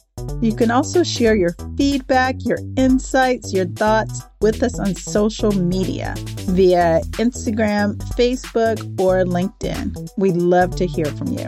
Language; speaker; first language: English; native; English